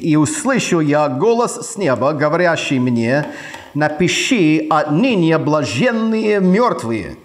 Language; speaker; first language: Russian; non-native, fluent; English